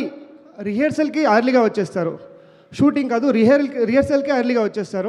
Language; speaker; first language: Telugu; non-native, learner; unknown